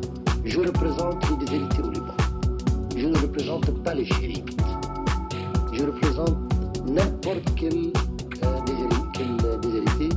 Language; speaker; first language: French; non-native, local second language; Arabic